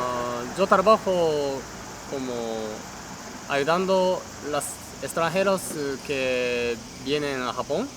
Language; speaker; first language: Spanish; non-native, learner; Japanese